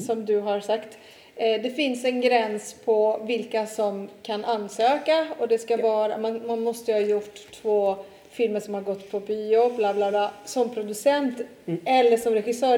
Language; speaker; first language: Swedish; non-native, fluent; Italian